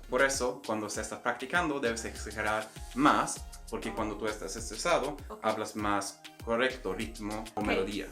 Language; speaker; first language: Spanish; non-native, fluent; Swedish